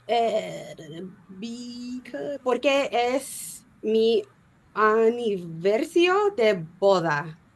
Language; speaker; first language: Spanish; non-native, learner; English